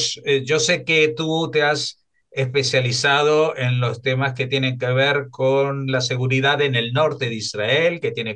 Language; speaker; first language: Spanish; native; Spanish